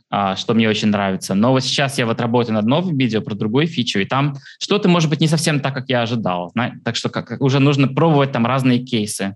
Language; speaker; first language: Russian; early bilingual, heritage; Russian